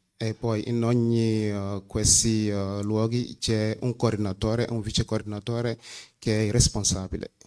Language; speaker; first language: Italian; non-native, fluent; Wolof